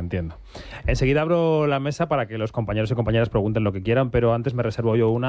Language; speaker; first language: Spanish; native; Spanish